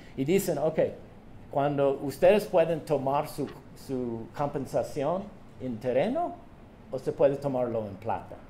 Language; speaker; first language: Spanish; non-native, fluent; English